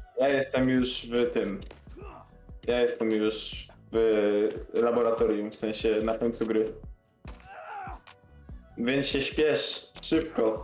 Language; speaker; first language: Polish; native; Polish